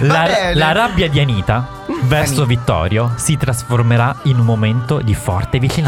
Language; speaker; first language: Italian; native; Italian